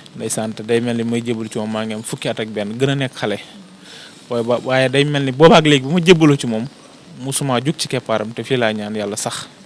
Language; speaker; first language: Wolof; native; Wolof